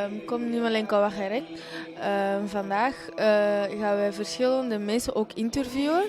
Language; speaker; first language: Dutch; early bilingual, other home language; Wolof